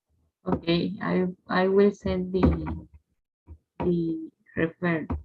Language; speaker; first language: English; non-native, learner; Spanish